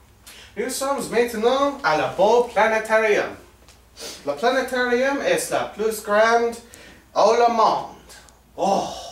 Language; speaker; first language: French; non-native, learner; English